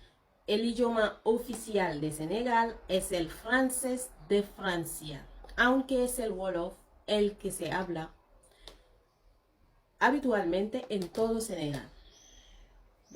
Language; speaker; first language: Spanish; non-native, fluent; Wolof